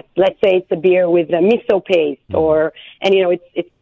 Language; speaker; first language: English; non-native, fluent; Hebrew